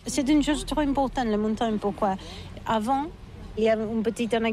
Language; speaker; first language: French; non-native, learner; Catalan